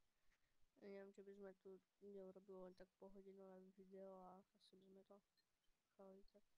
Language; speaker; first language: Czech; non-native, local second language; Slovak